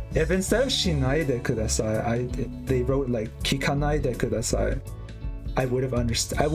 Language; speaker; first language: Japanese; non-native, learner; English